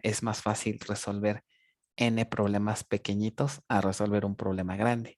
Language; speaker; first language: Spanish; native; Spanish